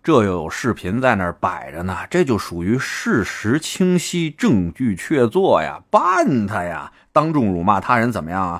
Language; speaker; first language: Chinese; native; Chinese